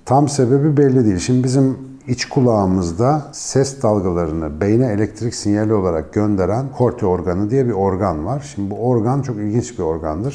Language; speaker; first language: Turkish; native; Turkish